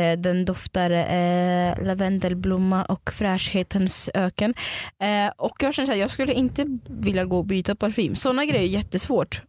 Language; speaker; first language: Swedish; non-native, fluent; Russian